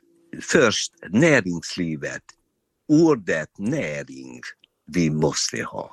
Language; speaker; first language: Swedish; non-native, learner; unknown